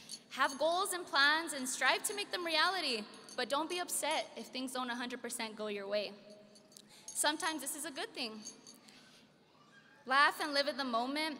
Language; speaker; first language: English; early bilingual, other home language; Spanish